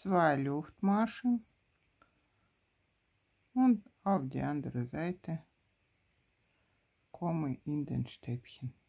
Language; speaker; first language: German; non-native, fluent; Russian